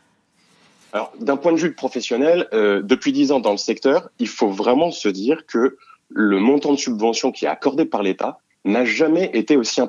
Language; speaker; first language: French; native; French